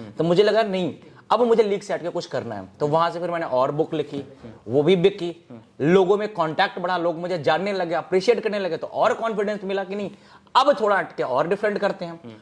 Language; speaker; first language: Hindi; native; Hindi